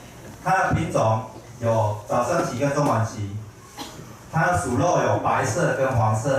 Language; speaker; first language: Chinese; native; Chinese